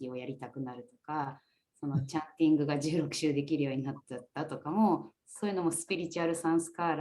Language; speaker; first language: Japanese; native; Japanese